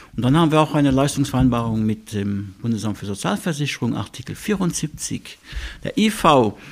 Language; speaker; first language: German; non-native, local second language; Luxembourgish